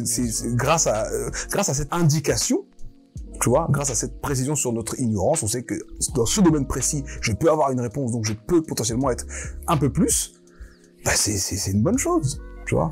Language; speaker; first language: French; native; French